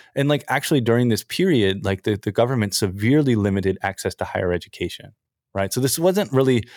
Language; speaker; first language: English; native; English